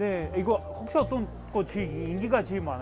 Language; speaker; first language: Korean; non-native, fluent; Russian